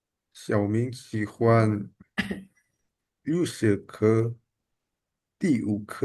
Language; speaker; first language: Chinese; non-native, learner; Indonesian